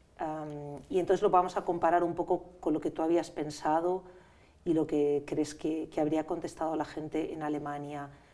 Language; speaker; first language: Spanish; native; Spanish